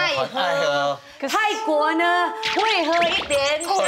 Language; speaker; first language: Chinese; non-native, fluent; Thai